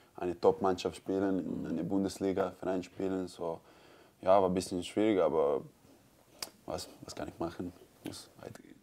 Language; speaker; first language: German; non-native, learner; Croatian